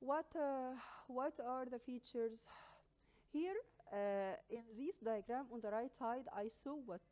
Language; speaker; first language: English; non-native, local second language; Arabic